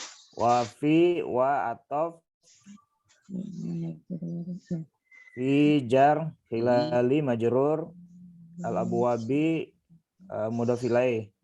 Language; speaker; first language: Arabic; non-native, learner; Indonesian